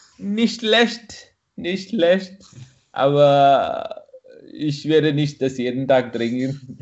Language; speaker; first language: German; non-native, fluent; Malayalam